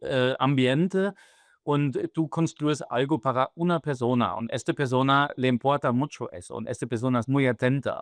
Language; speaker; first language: Spanish; non-native, fluent; German